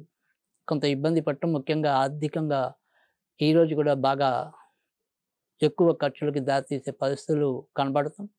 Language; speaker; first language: Telugu; native; Telugu